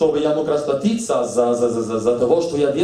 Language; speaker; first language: Russian; native; Russian